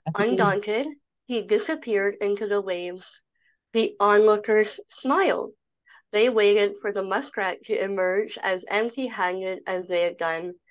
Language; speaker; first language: English; native; English